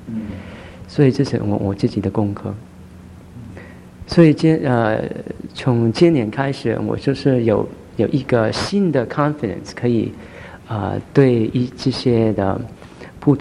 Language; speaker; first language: Chinese; early bilingual, heritage; Chinese